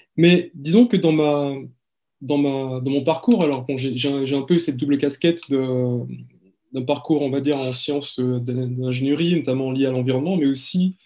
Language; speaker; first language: French; native; French